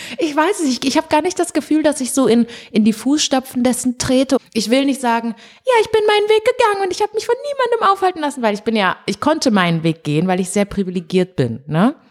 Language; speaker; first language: German; early bilingual, other home language; Portuguese